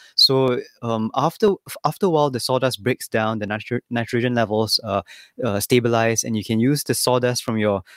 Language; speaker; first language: English; native; English